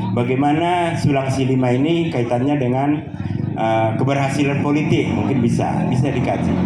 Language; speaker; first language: Indonesian; non-native, local second language; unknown